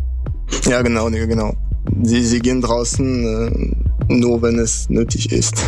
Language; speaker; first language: German; non-native, fluent; French